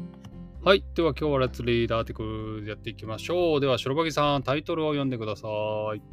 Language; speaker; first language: Japanese; native; Japanese